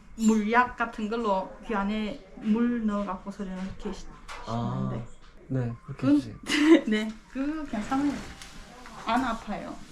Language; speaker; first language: Korean; early bilingual, heritage; Korean